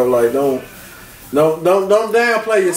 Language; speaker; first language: English; native; English